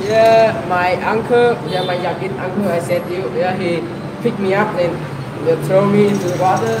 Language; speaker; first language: English; non-native, learner; Vietnamese